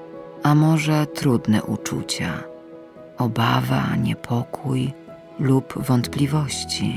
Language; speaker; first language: Polish; native; Polish